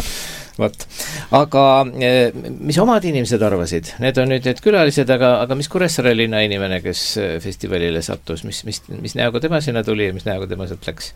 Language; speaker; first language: Estonian; native; Estonian